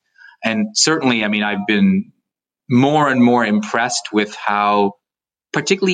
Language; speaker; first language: English; native; English